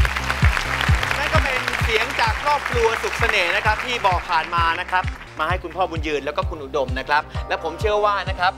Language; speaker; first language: Thai; native; Thai